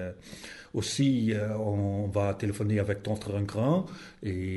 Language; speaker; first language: French; non-native, learner; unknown